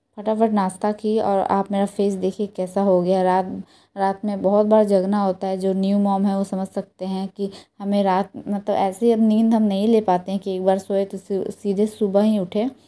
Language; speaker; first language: Hindi; native; Hindi